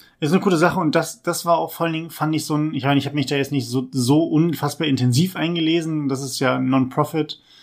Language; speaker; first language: German; native; German